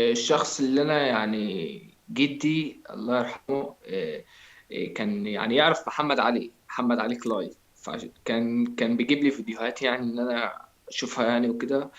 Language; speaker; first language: Arabic; native; Arabic